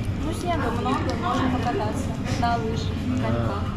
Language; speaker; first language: Russian; native; Russian